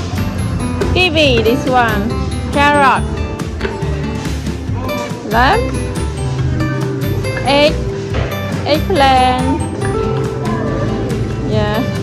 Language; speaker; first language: English; non-native, learner; Khmer